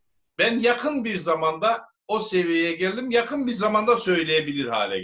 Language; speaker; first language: Turkish; native; Turkish